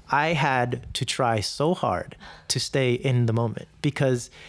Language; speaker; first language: English; native; English